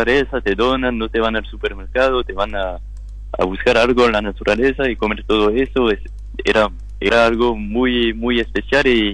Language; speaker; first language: Spanish; non-native, learner; French